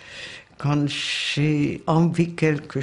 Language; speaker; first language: French; non-native, fluent; Hungarian